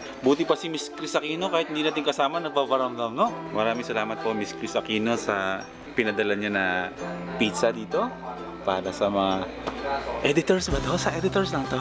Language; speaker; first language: Filipino; native; Filipino